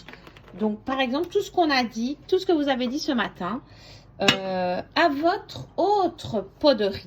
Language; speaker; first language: French; native; French